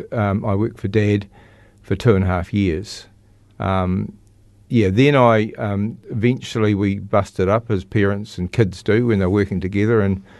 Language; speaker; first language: English; native; English